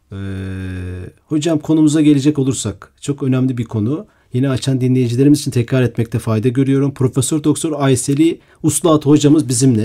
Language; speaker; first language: Turkish; native; Turkish